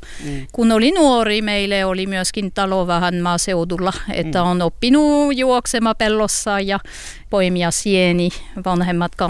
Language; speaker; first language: Finnish; non-native, learner; French